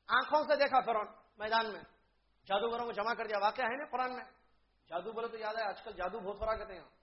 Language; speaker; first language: Urdu; native; Urdu